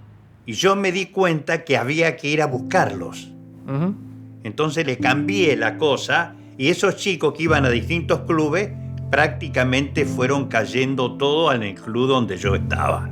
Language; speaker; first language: Spanish; native; Spanish